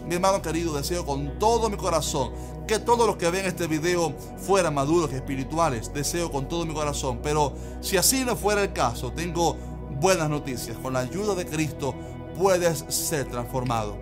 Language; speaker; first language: Spanish; native; Spanish